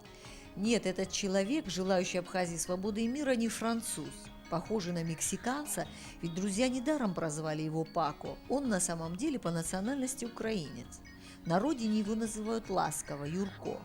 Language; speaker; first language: Russian; native; Russian